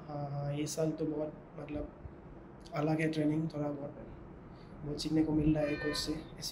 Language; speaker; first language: Hindi; non-native, local second language; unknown